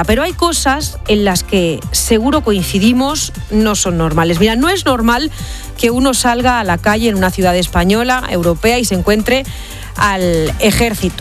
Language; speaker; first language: Spanish; native; Spanish